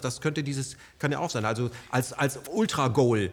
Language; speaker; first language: German; native; German